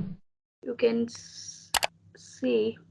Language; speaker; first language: English; non-native, learner; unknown